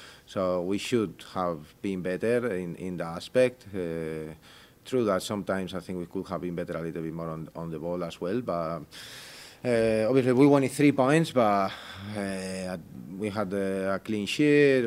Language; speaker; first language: English; non-native, fluent; Spanish